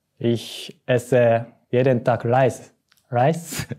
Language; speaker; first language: German; non-native, learner; Japanese